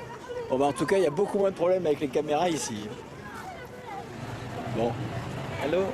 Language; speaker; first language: French; native; French